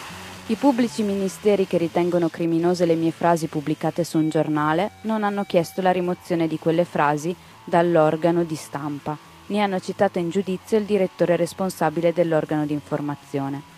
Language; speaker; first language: Italian; native; Italian